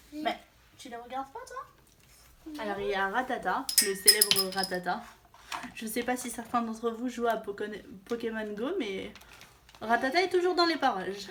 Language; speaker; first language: French; native; French